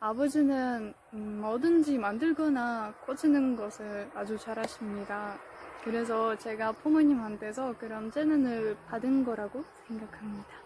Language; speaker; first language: Korean; non-native, fluent; Russian